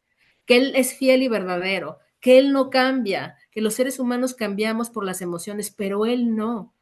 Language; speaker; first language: Spanish; native; Spanish